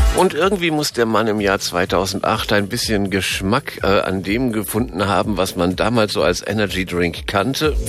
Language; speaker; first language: German; native; German